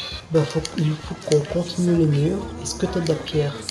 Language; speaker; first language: French; native; French